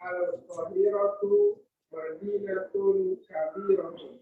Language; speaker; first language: Arabic; non-native, learner; Indonesian